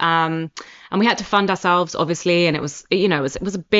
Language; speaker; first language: English; native; English